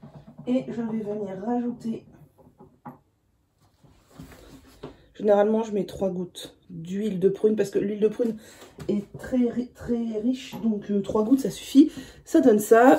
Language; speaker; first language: French; native; French